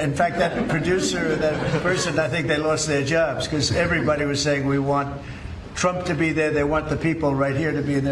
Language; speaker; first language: English; native; English